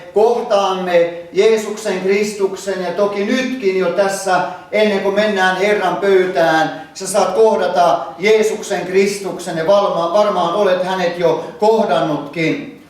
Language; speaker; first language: Finnish; native; Finnish